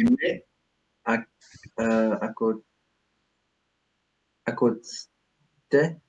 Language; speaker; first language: Spanish; non-native, learner; English